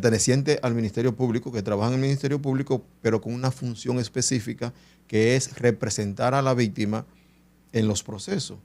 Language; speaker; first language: Spanish; native; Spanish